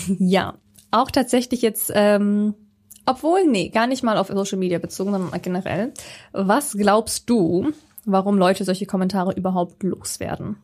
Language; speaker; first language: German; early bilingual, other home language; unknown